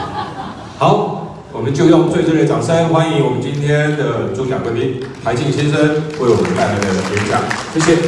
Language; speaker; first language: Chinese; native; Chinese